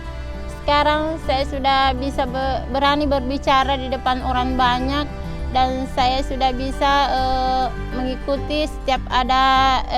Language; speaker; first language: Indonesian; non-native, local second language; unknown